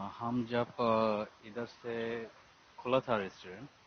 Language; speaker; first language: Hindi; non-native, learner; Bangla